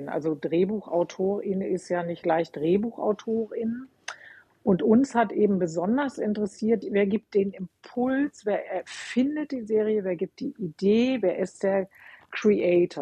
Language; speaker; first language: German; native; German